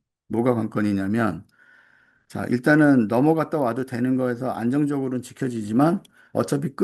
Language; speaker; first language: Korean; native; Korean